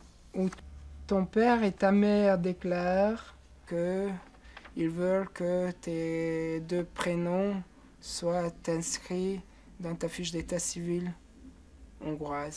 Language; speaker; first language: French; non-native, fluent; Hungarian